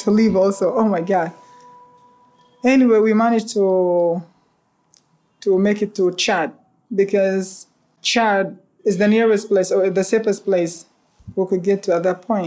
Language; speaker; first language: English; non-native, local second language; Hausa